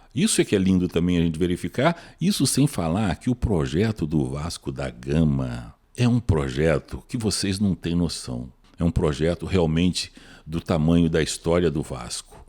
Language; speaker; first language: Portuguese; native; Portuguese